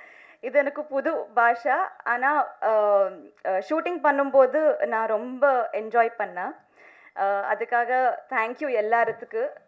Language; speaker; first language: Tamil; non-native, learner; Telugu